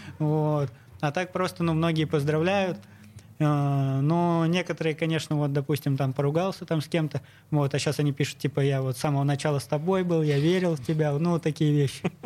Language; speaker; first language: Russian; native; Russian